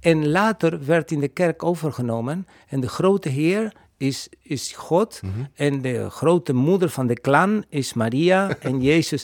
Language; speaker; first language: Dutch; non-native, fluent; Spanish